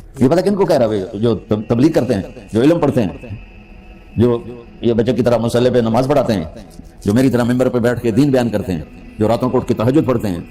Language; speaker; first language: Urdu; non-native, local second language; Punjabi